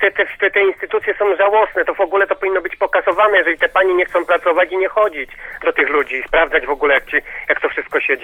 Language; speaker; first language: Polish; native; Polish